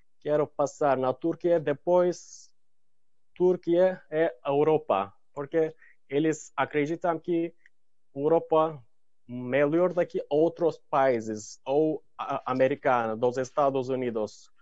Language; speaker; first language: Portuguese; non-native, learner; Turkish